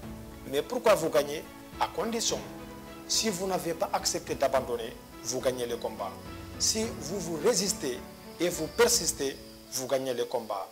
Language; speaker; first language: French; non-native, local second language; Fula